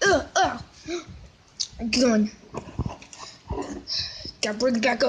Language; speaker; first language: English; native; English